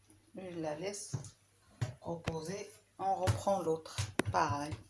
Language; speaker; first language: French; non-native, local second language; Arabic